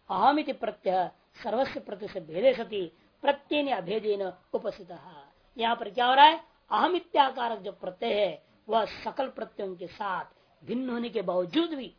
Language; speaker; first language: Hindi; native; Hindi